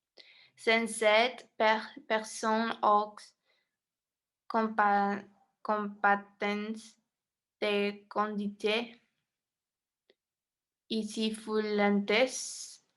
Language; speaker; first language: French; non-native, learner; Spanish